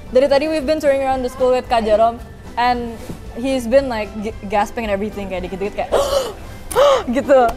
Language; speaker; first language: English; early bilingual, other home language; Indonesian